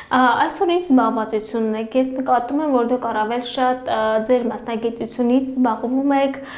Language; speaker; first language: Armenian; native; Armenian